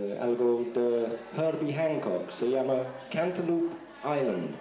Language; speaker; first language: Spanish; non-native, learner; English